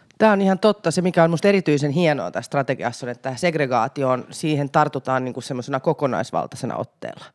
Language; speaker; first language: Finnish; native; Finnish